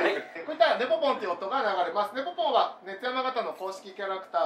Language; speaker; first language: Japanese; native; Japanese